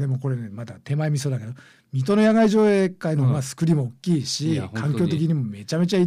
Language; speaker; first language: Japanese; native; Japanese